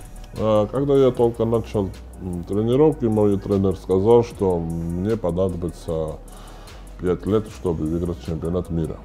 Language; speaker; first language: Russian; non-native, fluent; Georgian